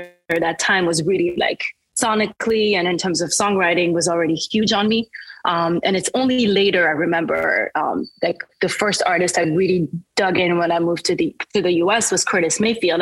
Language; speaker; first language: English; non-native, fluent; French